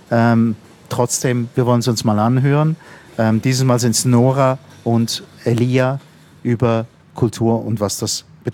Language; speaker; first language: German; native; German